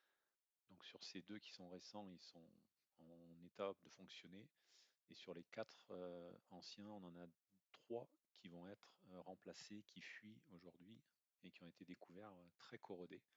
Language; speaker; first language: French; native; French